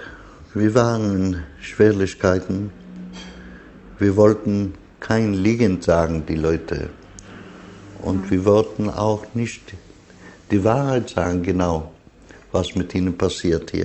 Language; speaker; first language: German; non-native, learner; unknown